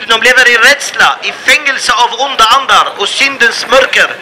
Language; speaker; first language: Swedish; non-native, fluent; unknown